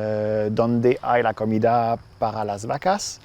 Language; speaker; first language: Spanish; non-native, learner; French